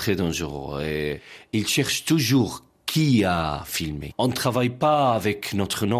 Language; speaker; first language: French; non-native, learner; Arabic